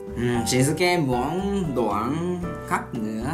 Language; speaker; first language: Vietnamese; non-native, learner; Japanese